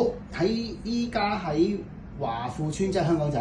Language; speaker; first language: Cantonese; native; Cantonese